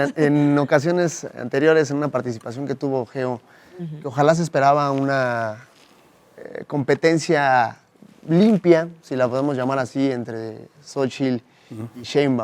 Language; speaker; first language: Spanish; native; Spanish